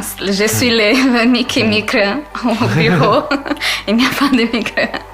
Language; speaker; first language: French; non-native, learner; Portuguese